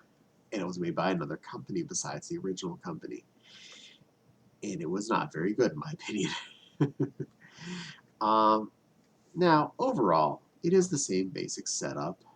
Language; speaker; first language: English; native; English